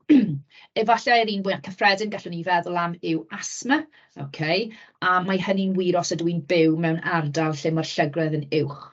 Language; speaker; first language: Welsh; native; Welsh